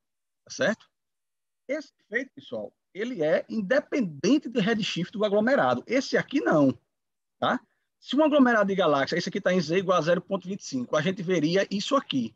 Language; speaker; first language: Portuguese; native; Portuguese